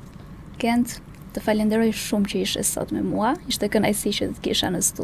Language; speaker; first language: Albanian; native; Albanian